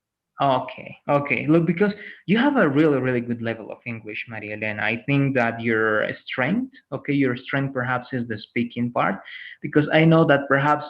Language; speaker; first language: English; non-native, fluent; Spanish